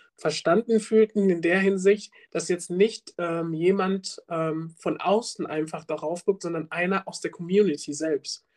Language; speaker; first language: German; early bilingual, other home language; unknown